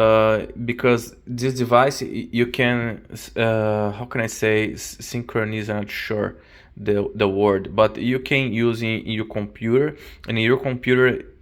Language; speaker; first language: English; non-native, learner; Portuguese